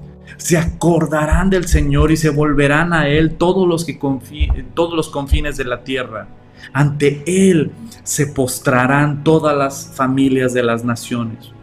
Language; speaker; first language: Spanish; native; Spanish